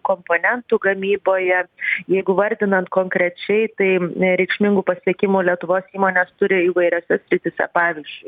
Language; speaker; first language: Lithuanian; native; Lithuanian